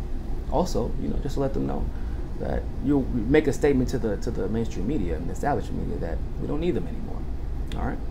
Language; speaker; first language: English; native; English